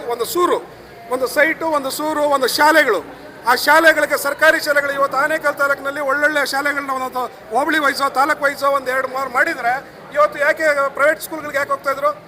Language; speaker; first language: Kannada; native; Kannada